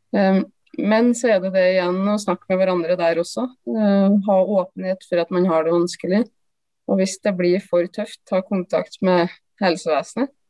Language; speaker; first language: Norwegian; native; Norwegian